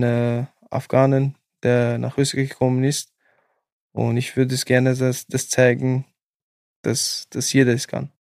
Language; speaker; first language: German; non-native, fluent; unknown